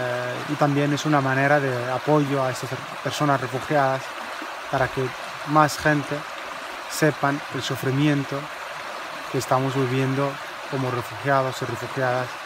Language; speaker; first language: Spanish; non-native, fluent; Arabic